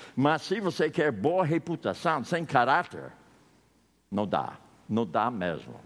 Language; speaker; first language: Portuguese; non-native, fluent; English